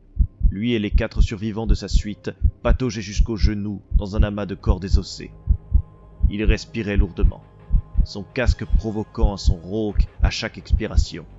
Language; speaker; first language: French; native; French